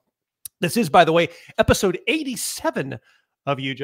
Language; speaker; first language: English; native; English